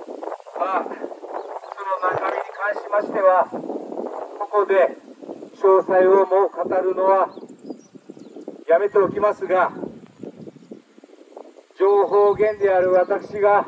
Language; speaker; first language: Japanese; native; Japanese